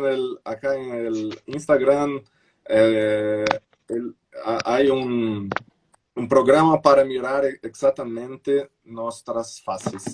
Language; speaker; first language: Spanish; non-native, fluent; Portuguese